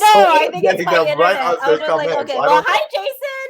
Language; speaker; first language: English; native; English